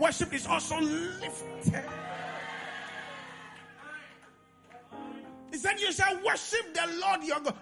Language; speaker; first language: English; non-native, local second language; Akan